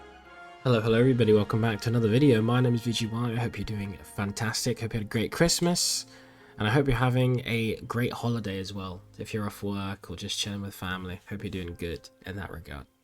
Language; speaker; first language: English; native; English